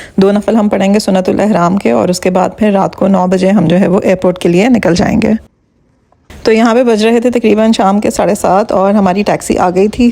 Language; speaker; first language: Urdu; native; Urdu